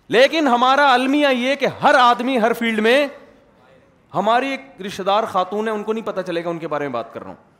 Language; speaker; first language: Urdu; native; Urdu